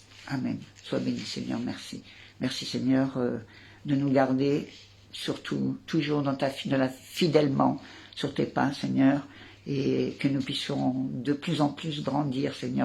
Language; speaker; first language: French; native; French